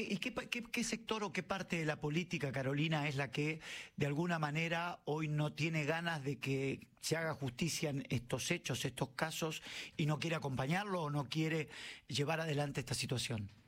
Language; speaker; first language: Spanish; native; Spanish